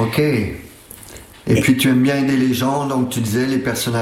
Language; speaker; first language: French; native; French